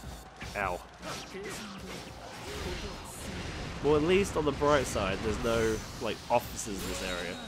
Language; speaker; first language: English; native; English